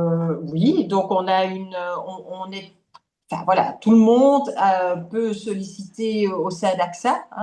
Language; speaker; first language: French; native; French